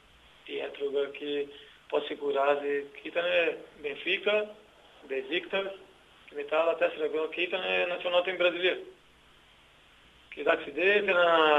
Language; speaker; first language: Greek; non-native, learner; Portuguese